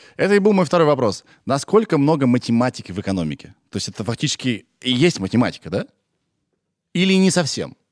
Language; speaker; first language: Russian; native; Russian